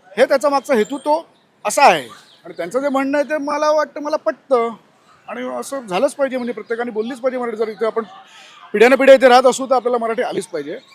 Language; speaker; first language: Marathi; non-native, local second language; Gujarati